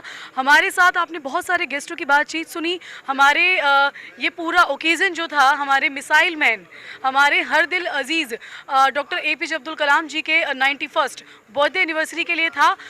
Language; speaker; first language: Hindi; native; Hindi